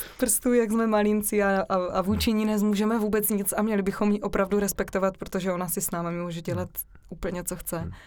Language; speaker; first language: Czech; native; Czech